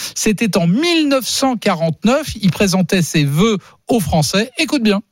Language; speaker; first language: French; native; French